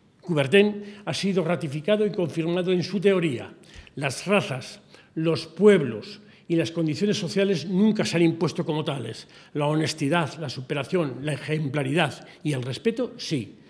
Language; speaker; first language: Spanish; native; Spanish